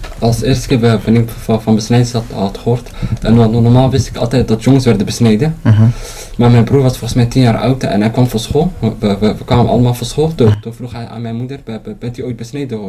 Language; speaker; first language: Dutch; early bilingual, other home language; Somali